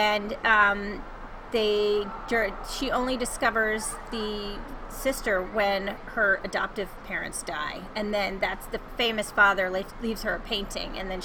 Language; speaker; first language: English; native; English